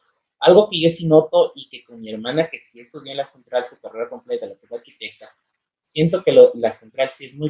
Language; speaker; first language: Spanish; native; Spanish